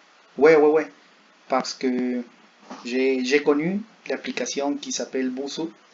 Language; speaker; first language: French; non-native, learner; Spanish